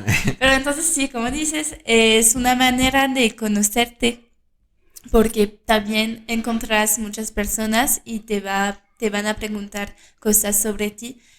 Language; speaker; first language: Spanish; non-native, fluent; French